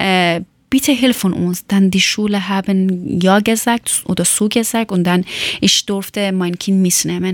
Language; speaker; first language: German; non-native, learner; Persian